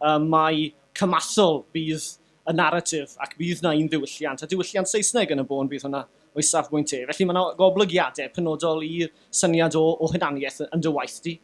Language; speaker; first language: Welsh; native; Welsh